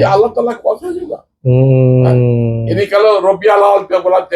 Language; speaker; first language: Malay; non-native, learner; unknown